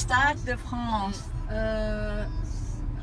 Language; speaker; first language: French; non-native, fluent; Thai